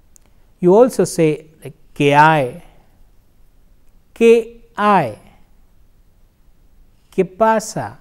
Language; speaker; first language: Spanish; non-native, fluent; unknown